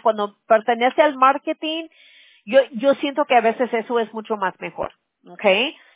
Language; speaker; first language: Spanish; early bilingual, heritage; Spanish